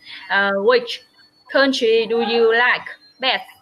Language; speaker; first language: English; non-native, learner; Vietnamese